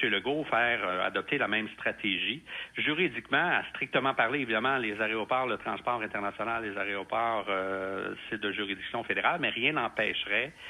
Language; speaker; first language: French; native; French